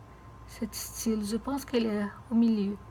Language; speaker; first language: French; non-native, fluent; Portuguese